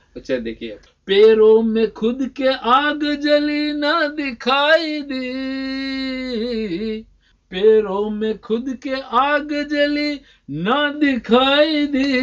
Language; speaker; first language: Hindi; non-native, local second language; Rajasthani